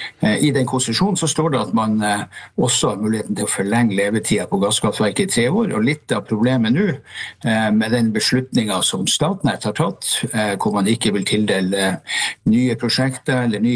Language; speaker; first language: Norwegian; native; Norwegian